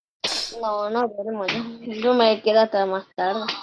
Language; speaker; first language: Spanish; native; Spanish